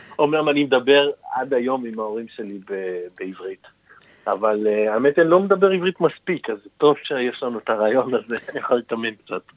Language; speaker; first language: Hebrew; early bilingual, heritage; Hebrew